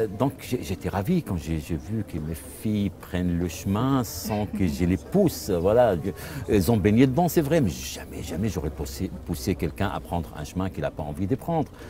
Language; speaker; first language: French; non-native, local second language; Arabic